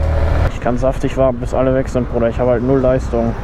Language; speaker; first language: German; native; German